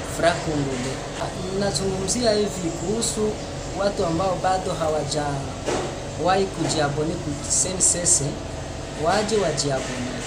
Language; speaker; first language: Swahili; native; Swahili